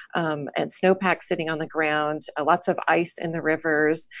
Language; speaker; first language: English; native; English